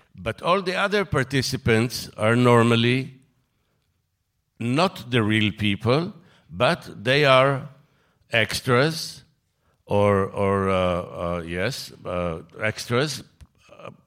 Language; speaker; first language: English; non-native, fluent; Hebrew